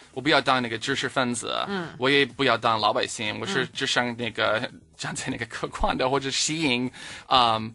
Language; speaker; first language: Chinese; non-native, fluent; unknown